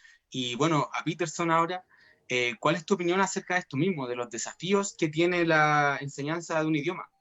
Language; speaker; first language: Spanish; native; Spanish